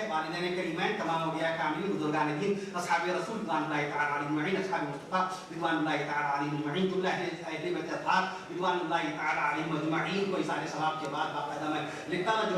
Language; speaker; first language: Urdu; native; Urdu